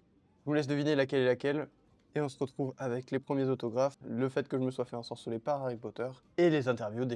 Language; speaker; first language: French; native; French